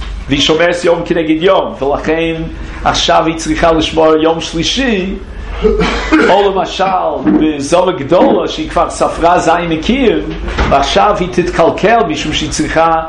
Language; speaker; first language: Hebrew; non-native, fluent; English